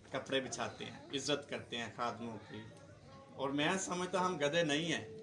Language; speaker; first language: Urdu; non-native, local second language; Punjabi